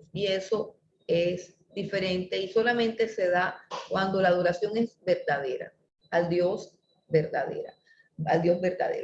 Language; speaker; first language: Spanish; native; Spanish